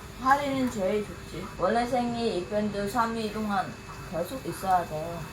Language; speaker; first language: Korean; non-native, fluent; Vietnamese